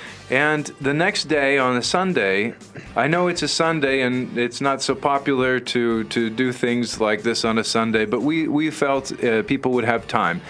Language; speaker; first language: English; native; English